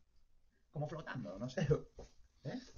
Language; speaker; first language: Spanish; native; Spanish